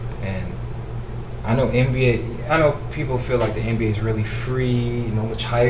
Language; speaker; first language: English; native; English